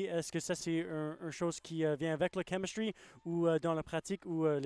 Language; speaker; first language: French; non-native, learner; English